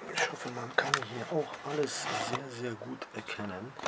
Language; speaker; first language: German; early bilingual, other home language; Polish